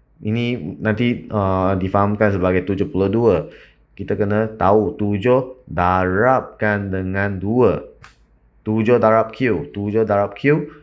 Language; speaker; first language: Malay; non-native, local second language; Chinese